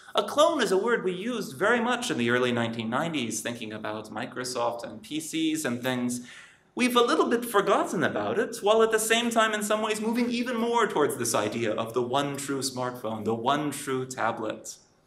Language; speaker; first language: English; native; English